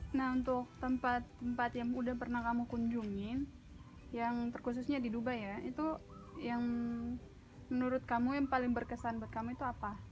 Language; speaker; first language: Indonesian; native; Indonesian